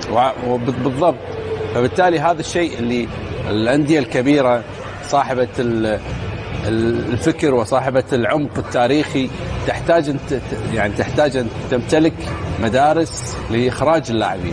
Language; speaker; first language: Arabic; native; Arabic